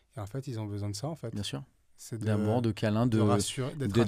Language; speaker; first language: French; native; French